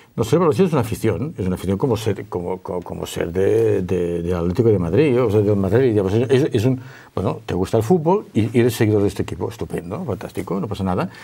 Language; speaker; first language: Spanish; native; Spanish